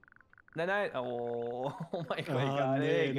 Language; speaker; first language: German; native; German